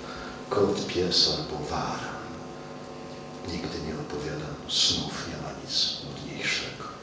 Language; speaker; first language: Polish; native; Polish